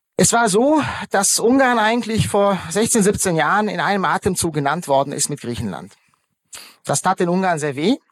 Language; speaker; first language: German; early bilingual, other home language; Hungarian